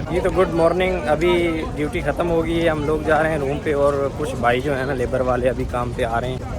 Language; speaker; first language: Urdu; non-native, local second language; Punjabi